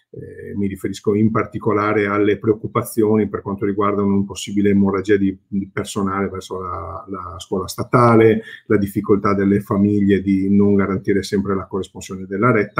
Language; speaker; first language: Italian; native; Italian